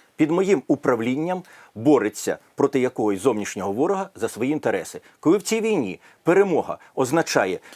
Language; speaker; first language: Ukrainian; native; Ukrainian